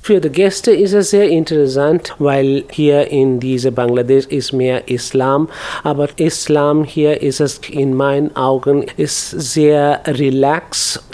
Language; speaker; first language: German; non-native, learner; Bangla